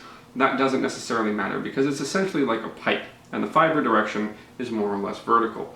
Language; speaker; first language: English; native; English